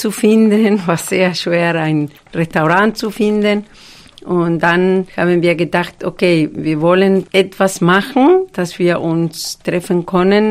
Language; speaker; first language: German; non-native, fluent; Spanish